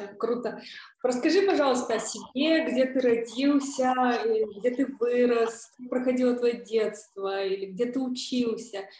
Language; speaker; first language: Russian; non-native, local second language; Kyrgyz